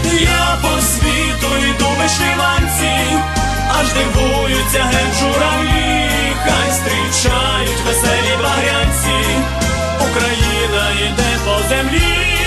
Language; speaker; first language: Ukrainian; native; Ukrainian